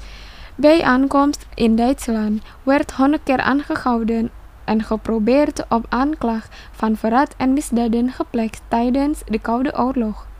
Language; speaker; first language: Dutch; non-native, fluent; Indonesian